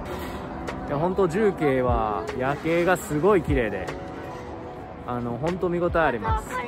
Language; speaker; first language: Japanese; native; Japanese